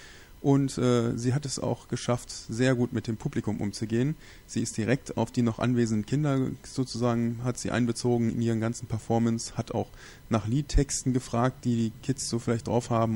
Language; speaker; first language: German; native; German